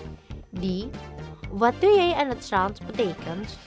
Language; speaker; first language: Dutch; non-native, fluent; Indonesian